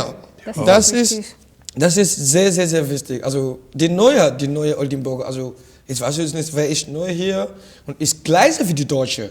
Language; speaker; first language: German; non-native, fluent; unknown